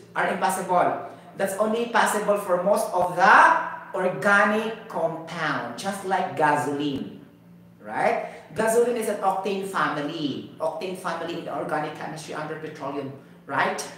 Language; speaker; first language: English; non-native, local second language; Cebuano